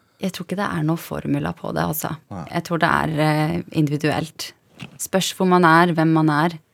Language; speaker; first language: Norwegian; early bilingual, other home language; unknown